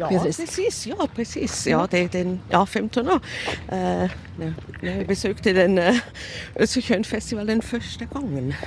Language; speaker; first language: Swedish; non-native, fluent; German